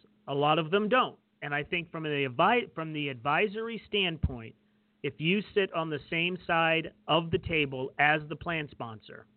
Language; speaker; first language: English; native; English